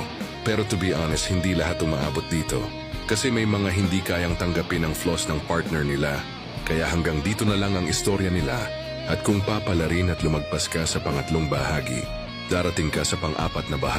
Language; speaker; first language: Filipino; native; Filipino